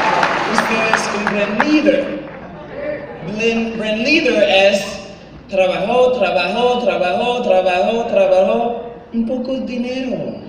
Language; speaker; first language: Spanish; non-native, learner; French